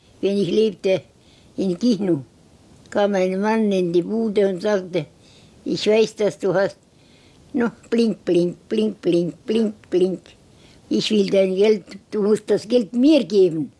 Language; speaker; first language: German; non-native, learner; Estonian